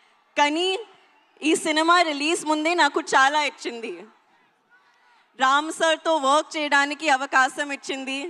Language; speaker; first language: Telugu; non-native, learner; Hindi